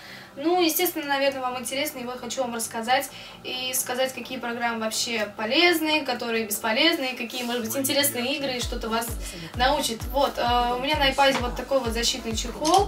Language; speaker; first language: Russian; native; Russian